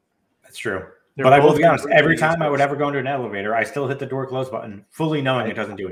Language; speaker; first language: English; native; English